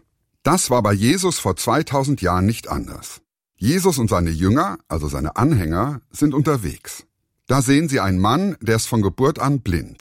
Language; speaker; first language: German; native; German